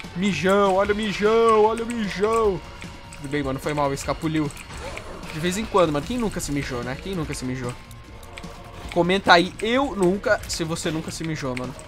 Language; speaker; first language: Portuguese; native; Portuguese